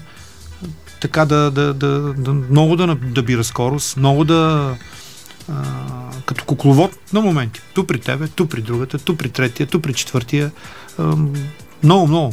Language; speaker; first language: Bulgarian; native; Bulgarian